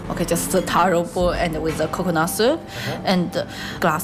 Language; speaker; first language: English; non-native, learner; Chinese